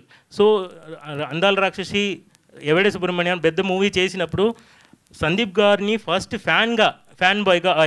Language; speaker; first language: Telugu; non-native, fluent; Tamil